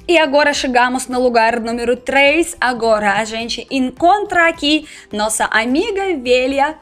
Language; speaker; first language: Portuguese; non-native, fluent; Russian